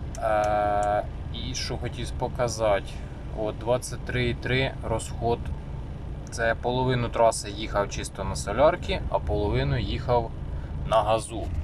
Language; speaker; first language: Ukrainian; native; Ukrainian